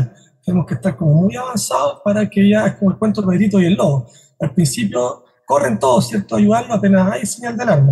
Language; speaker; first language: Spanish; native; Spanish